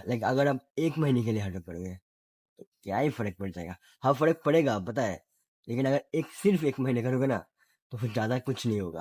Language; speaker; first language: Hindi; non-native, local second language; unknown